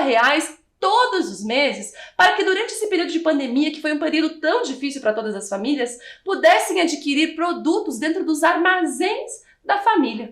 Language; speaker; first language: Portuguese; native; Portuguese